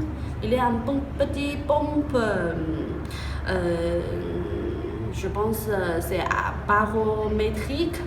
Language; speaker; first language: French; non-native, fluent; Chinese